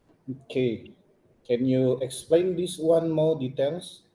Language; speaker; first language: English; non-native, local second language; Malay